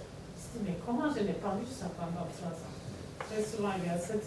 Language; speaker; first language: French; non-native, fluent; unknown